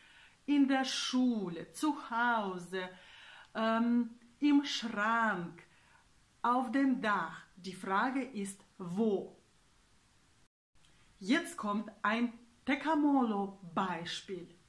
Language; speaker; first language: German; non-native, fluent; Russian